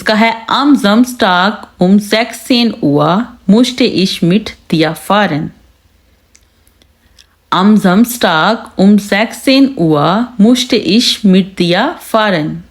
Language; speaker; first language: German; non-native, fluent; Urdu